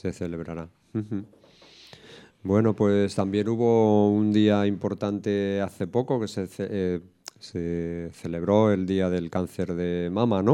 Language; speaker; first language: Spanish; native; Spanish